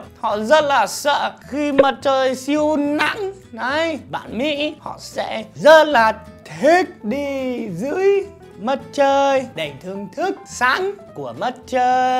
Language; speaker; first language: Vietnamese; non-native, fluent; English